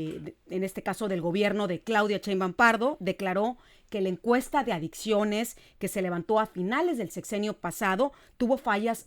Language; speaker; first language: Spanish; native; Spanish